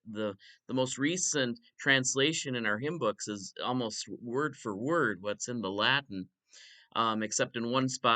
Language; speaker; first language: English; native; English